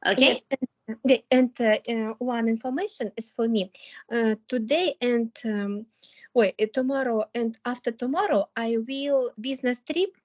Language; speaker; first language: English; non-native, learner; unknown